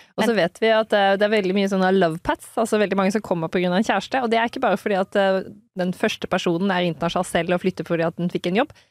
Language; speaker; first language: Norwegian; native; Norwegian